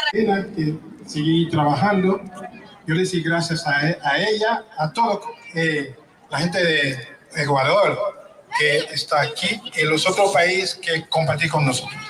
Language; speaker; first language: Spanish; non-native, learner; Haitian Creole